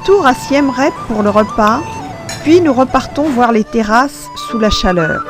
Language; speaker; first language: French; native; French